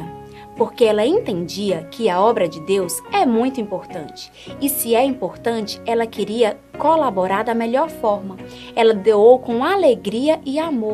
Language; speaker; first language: Portuguese; native; Portuguese